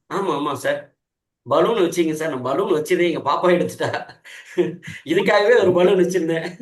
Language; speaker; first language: Tamil; native; Tamil